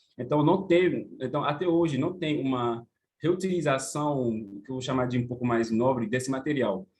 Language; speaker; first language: Portuguese; non-native, fluent; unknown